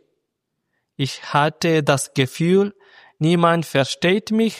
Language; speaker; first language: German; non-native, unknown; Malayalam